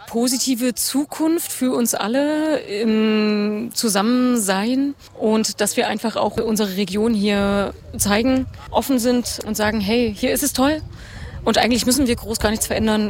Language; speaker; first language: German; native; German